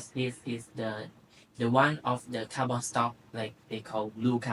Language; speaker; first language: English; non-native, learner; Thai